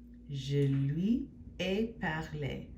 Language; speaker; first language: French; non-native, fluent; English